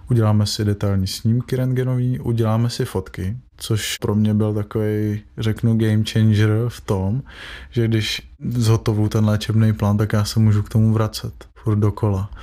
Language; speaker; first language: Czech; native; Czech